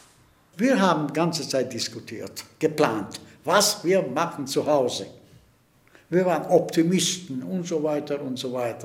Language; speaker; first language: German; early bilingual, heritage; Czech